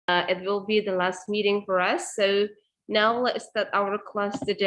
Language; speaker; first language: English; non-native, fluent; Indonesian